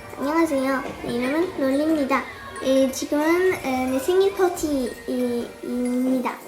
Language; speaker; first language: Korean; early bilingual, heritage; Korean